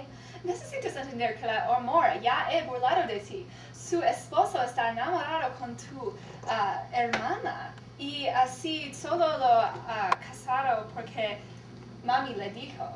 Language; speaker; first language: Spanish; non-native, learner; English